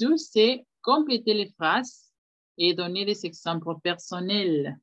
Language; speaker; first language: French; non-native, fluent; Spanish